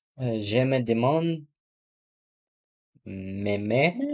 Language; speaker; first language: French; non-native, learner; Russian